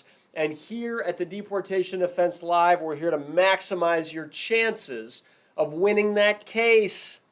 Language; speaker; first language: English; native; English